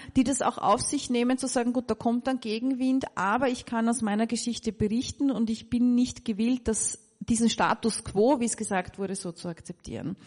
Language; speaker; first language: German; native; German